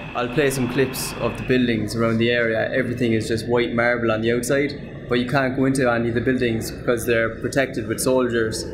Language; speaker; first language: English; native; English